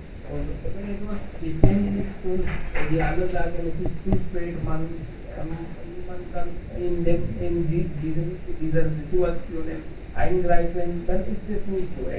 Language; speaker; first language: German; non-native, learner; Hindi